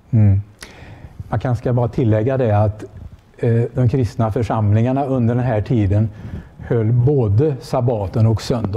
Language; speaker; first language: Swedish; native; Swedish